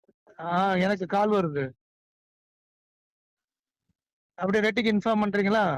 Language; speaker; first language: Tamil; native; Tamil